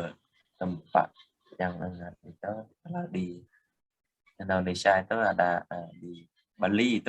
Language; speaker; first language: Indonesian; non-native, learner; Khmer